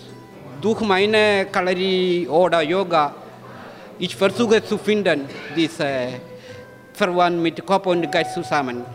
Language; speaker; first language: German; non-native, learner; Malayalam